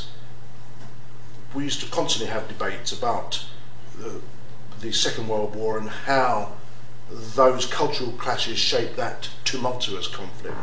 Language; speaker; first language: English; native; English